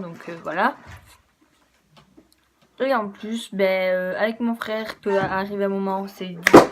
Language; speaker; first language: French; native; French